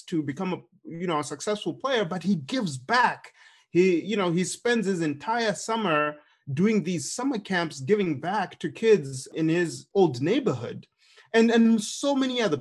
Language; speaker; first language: English; non-native, local second language; Shona